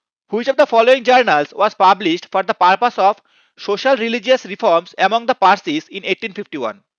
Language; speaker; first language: English; non-native, local second language; Bangla